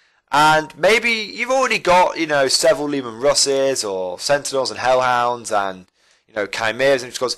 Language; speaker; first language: English; native; English